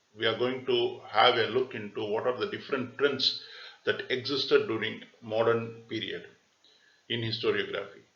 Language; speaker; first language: English; non-native, local second language; Tamil